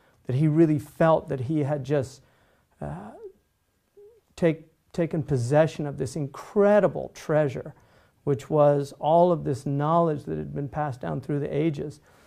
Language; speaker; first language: English; native; English